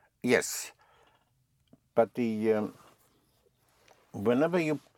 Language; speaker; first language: English; non-native, fluent; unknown